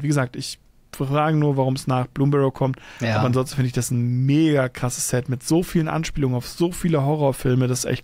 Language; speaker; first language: German; native; German